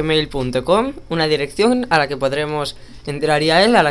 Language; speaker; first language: Spanish; native; Spanish